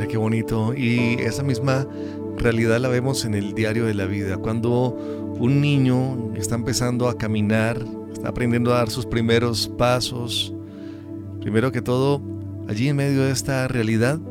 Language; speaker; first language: Spanish; native; Spanish